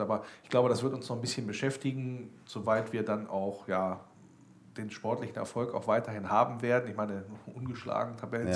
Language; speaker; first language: German; native; German